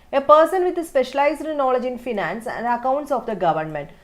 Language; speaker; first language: English; non-native, local second language; Malayalam